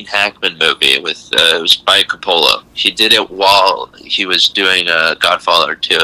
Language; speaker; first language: English; native; English